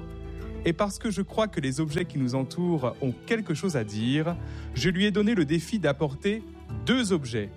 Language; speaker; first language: French; native; French